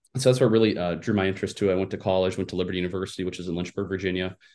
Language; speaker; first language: English; native; English